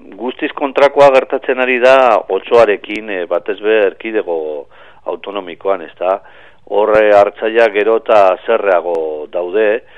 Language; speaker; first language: Basque; native; Basque